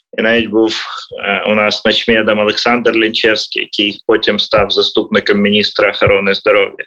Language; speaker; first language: Ukrainian; native; Ukrainian